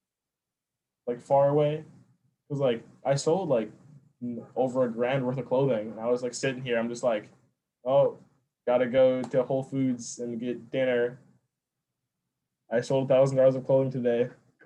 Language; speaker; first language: English; native; English